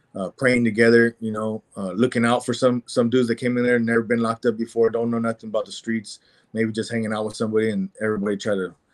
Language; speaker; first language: English; native; English